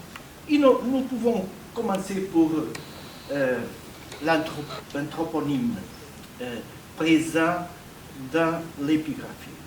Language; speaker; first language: French; non-native, fluent; Portuguese